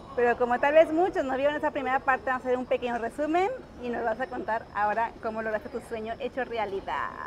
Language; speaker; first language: Spanish; native; Spanish